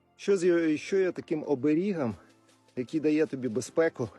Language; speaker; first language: Ukrainian; non-native, local second language; Russian